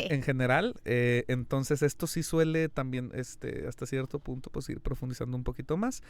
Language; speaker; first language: Spanish; native; Spanish